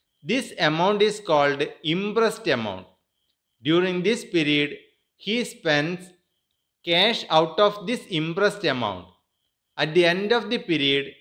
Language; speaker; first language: English; non-native, local second language; Malayalam